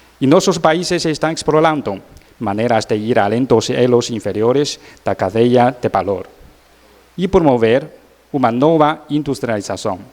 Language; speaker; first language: Portuguese; non-native, learner; Chinese